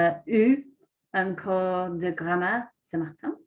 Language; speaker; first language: French; non-native, learner; English